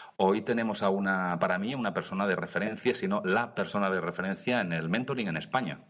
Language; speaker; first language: Spanish; non-native, local second language; Catalan